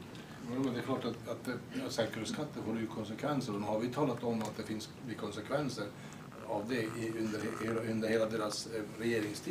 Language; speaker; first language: Swedish; native; Swedish